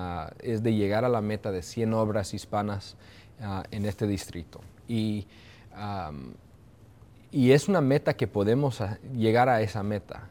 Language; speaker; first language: Spanish; early bilingual, heritage; Spanish